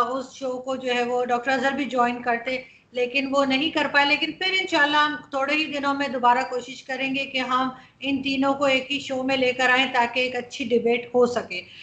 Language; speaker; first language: Urdu; native; Urdu